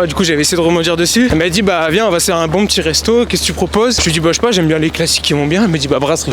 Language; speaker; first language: French; native; French